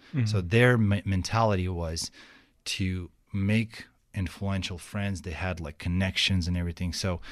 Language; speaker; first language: English; non-native, fluent; Ukrainian